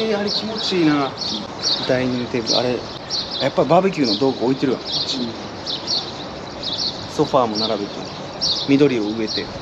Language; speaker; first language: Japanese; native; Japanese